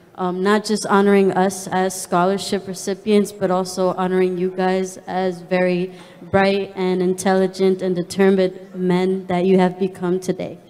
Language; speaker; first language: English; early bilingual, other home language; Spanish